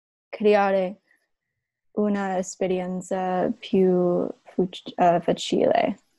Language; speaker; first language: Italian; non-native, learner; English